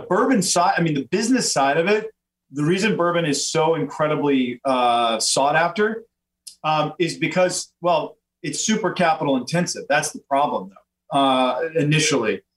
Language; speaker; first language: English; native; English